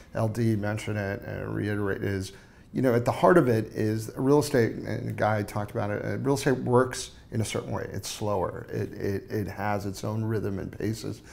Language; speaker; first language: English; native; English